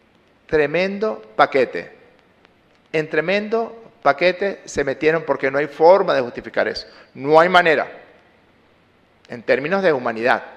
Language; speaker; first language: Spanish; native; Spanish